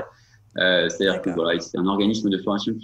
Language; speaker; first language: French; native; French